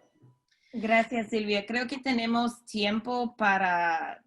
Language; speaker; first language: Spanish; non-native, fluent; English